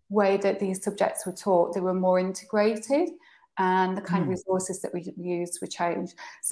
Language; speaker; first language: English; native; English